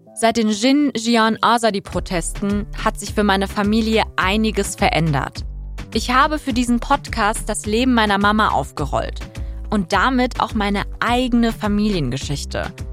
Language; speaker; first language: German; early bilingual, other home language; Persian